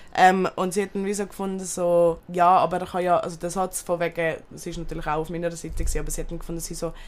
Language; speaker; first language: German; early bilingual, other home language; Turkish